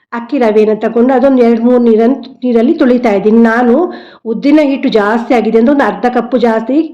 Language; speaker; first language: Kannada; non-native, local second language; Konkani